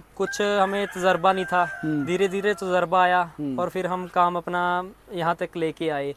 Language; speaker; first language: Hindi; native; Hindi